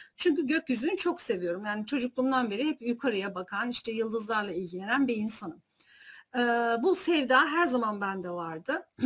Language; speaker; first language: Turkish; early bilingual, heritage; Turkish